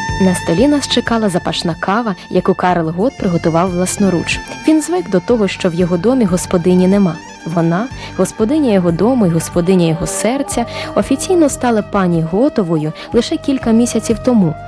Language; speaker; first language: Ukrainian; native; Ukrainian